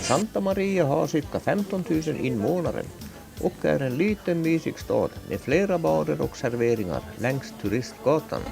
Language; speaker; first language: Swedish; native; Swedish